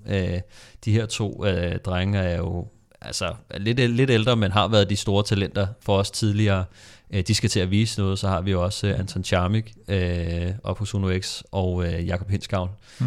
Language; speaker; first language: Danish; native; Danish